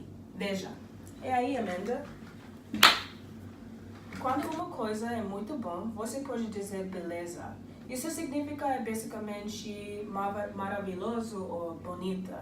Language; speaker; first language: Portuguese; non-native, learner; English